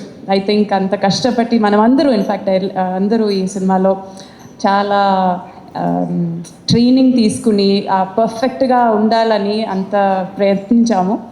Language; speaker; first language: Telugu; non-native, fluent; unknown